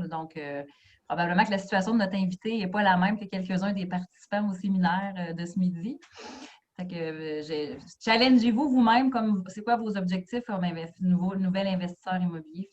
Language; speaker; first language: French; native; French